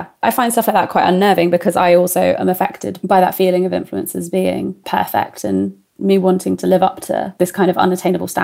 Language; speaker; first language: English; native; English